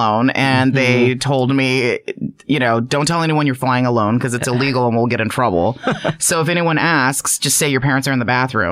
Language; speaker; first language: English; early bilingual, other home language; Chinese